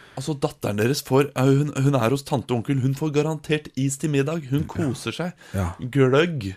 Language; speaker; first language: Norwegian; native; Norwegian